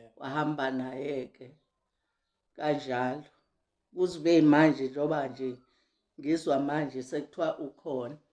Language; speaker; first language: Zulu; native; Zulu